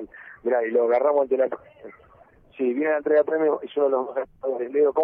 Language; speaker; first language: Spanish; native; Spanish